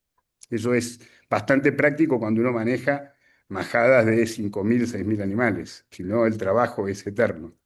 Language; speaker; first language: Spanish; native; Spanish